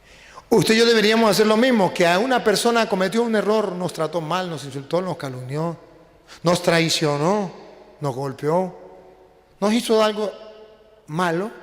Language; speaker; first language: Spanish; native; Spanish